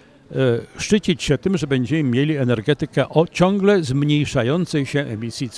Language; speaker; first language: Polish; native; Polish